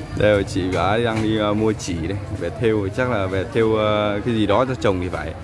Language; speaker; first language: Vietnamese; non-native, local second language; Hmong